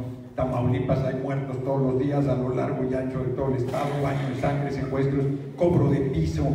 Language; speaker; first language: Spanish; native; Spanish